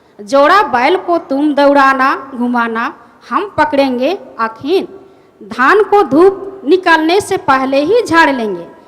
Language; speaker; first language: Hindi; non-native, local second language; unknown